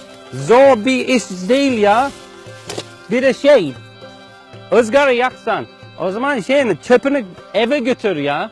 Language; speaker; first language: Turkish; non-native, fluent; English